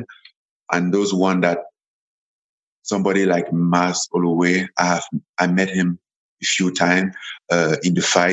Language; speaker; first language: English; non-native, local second language; French